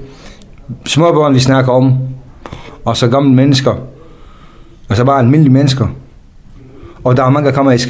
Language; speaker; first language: Danish; non-native, fluent; Kurdish